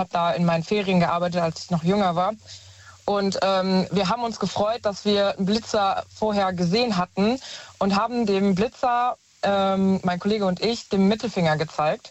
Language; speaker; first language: German; native; German